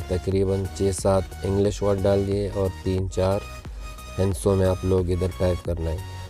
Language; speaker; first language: Urdu; non-native, local second language; Pashto